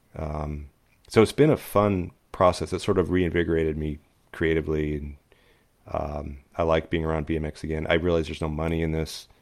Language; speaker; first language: English; native; English